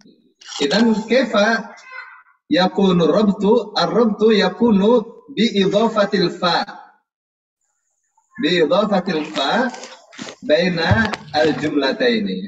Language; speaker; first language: Arabic; non-native, fluent; Indonesian